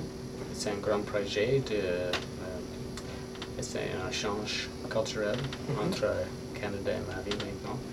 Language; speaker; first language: French; non-native, learner; English